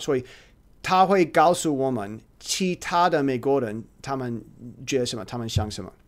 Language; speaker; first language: Chinese; non-native, learner; English